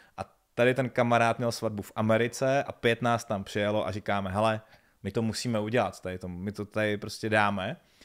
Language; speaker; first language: Czech; native; Czech